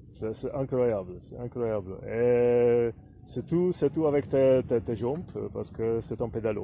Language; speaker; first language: French; non-native, fluent; Czech